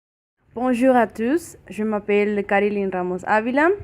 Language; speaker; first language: French; non-native, learner; Spanish